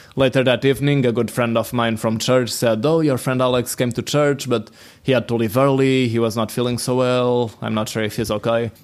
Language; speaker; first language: English; non-native, fluent; Portuguese